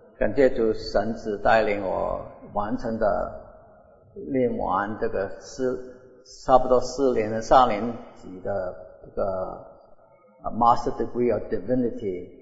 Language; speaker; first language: Chinese; non-native, local second language; Wu Chinese